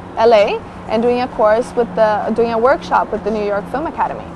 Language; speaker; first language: English; early bilingual, other home language; Portuguese